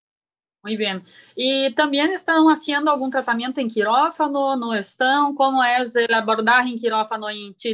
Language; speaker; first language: Spanish; non-native, learner; Portuguese